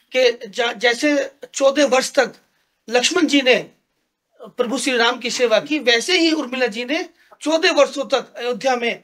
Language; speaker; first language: Hindi; native; Hindi